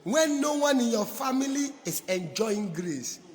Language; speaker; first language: English; non-native, local second language; Yoruba